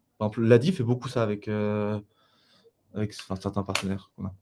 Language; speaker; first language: French; native; French